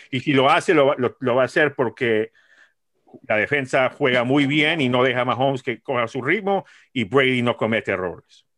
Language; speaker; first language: Spanish; early bilingual, heritage; Spanish